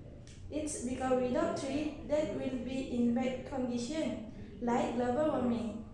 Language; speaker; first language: English; non-native, learner; Malay